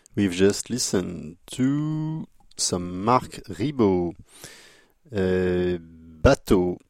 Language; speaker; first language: English; non-native, fluent; French